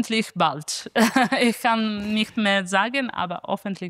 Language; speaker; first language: German; non-native, fluent; Italian